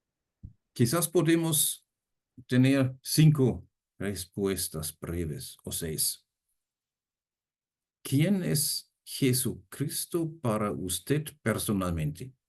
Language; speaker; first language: Spanish; non-native, fluent; German